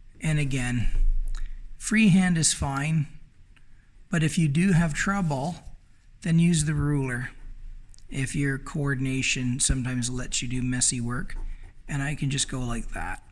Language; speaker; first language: English; native; English